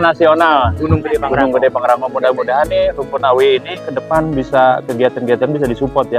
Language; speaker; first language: Indonesian; native; Indonesian